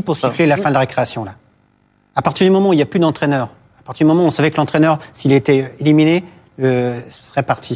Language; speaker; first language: French; native; French